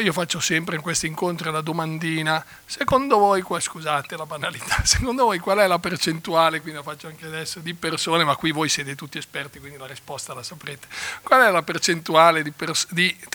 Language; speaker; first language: Italian; native; Italian